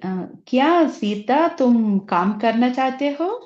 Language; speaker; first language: Hindi; non-native, learner; Telugu